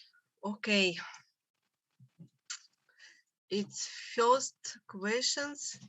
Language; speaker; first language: English; non-native, learner; Russian